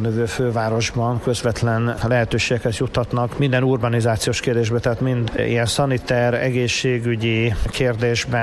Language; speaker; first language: Hungarian; native; Hungarian